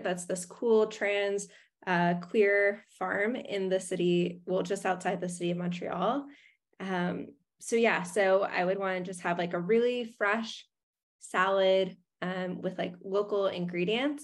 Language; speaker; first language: English; native; English